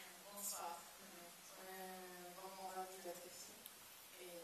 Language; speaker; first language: French; non-native, fluent; Italian